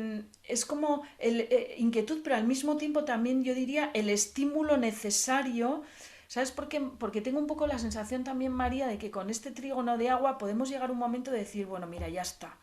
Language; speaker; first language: Spanish; native; Spanish